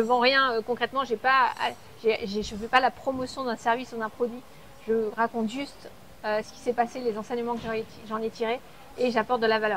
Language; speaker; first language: French; native; French